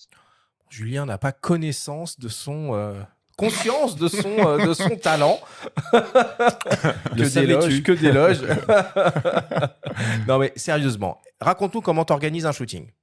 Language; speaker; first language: French; native; French